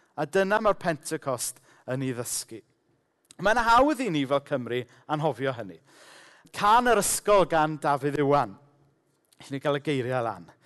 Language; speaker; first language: Welsh; native; Welsh